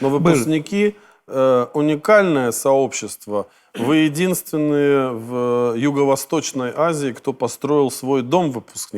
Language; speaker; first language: Russian; native; Russian